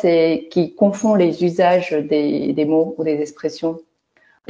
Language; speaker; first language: French; non-native, fluent; Chinese